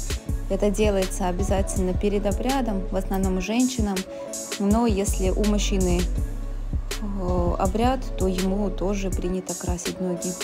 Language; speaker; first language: Russian; native; Russian